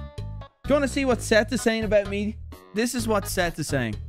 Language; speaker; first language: English; native; English